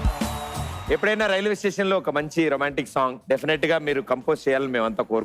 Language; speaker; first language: Telugu; native; Telugu